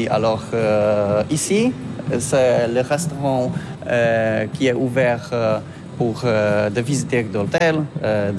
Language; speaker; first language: French; non-native, learner; Polish